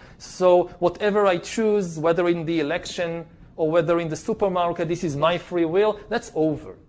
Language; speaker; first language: English; non-native, fluent; Hebrew